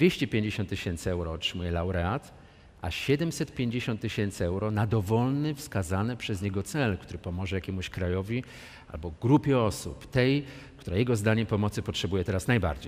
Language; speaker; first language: Polish; native; Polish